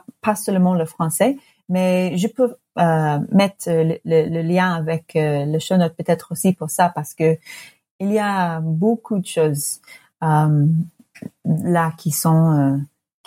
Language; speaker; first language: French; non-native, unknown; English